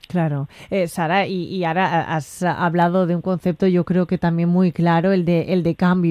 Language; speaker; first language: Spanish; native; Spanish